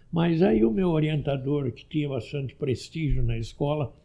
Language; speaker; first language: Portuguese; early bilingual, other home language; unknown